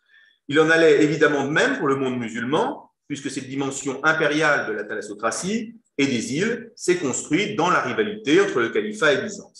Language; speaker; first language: French; native; French